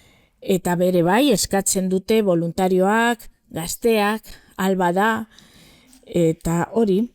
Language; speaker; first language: Basque; non-native, local second language; Spanish